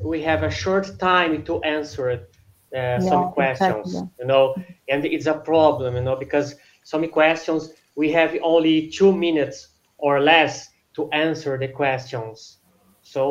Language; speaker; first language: English; non-native, fluent; Portuguese